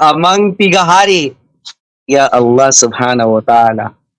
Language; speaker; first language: Indonesian; non-native, fluent; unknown